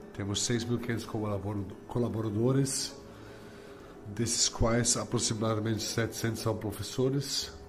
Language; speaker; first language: Portuguese; non-native, fluent; German